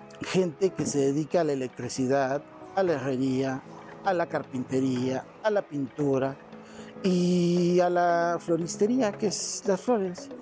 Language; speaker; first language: Spanish; native; Spanish